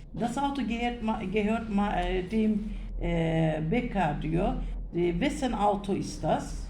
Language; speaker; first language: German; non-native, learner; Turkish